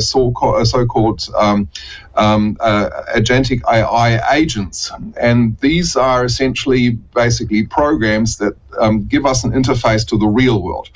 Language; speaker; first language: English; non-native, fluent; German